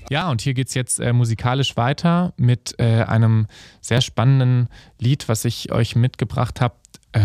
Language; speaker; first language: German; native; German